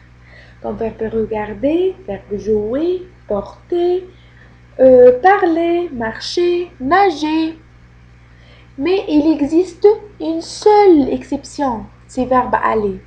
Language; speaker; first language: French; non-native, fluent; Arabic